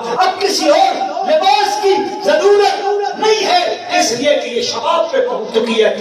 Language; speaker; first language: Urdu; non-native, local second language; Punjabi